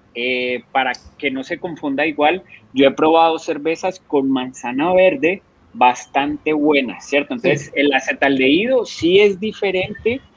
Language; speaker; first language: Spanish; native; Spanish